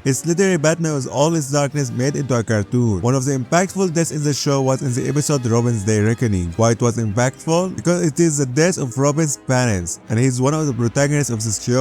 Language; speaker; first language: English; non-native, fluent; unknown